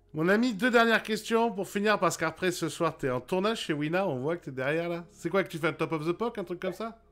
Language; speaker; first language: French; native; French